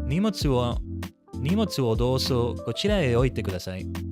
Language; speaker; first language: Japanese; non-native, learner; English